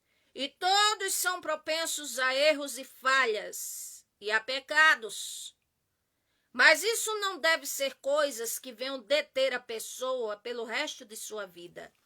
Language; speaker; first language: Portuguese; native; Portuguese